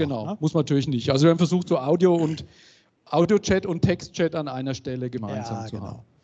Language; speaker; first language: German; native; German